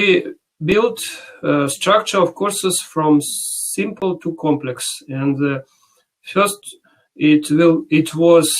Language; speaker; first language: English; non-native, learner; Russian